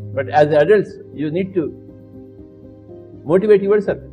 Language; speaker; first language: English; non-native, local second language; Telugu